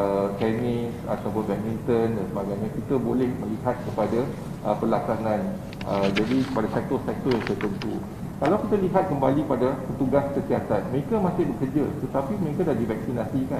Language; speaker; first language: Malay; native; Malay